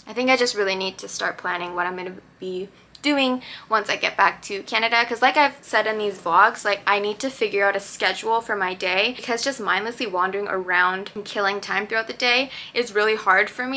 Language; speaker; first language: English; early bilingual, other home language; Japanese